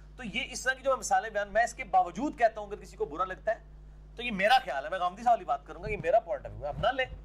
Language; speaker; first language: Urdu; non-native, local second language; Punjabi